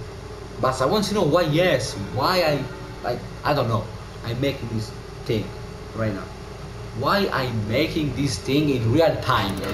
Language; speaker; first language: English; non-native, learner; Italian